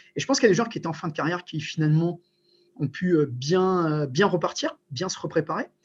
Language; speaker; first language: French; early bilingual, other home language; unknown